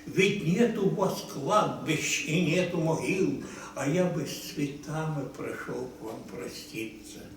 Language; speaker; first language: Russian; non-native, local second language; Ukrainian